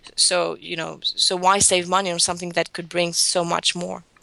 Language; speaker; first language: English; non-native, fluent; Greek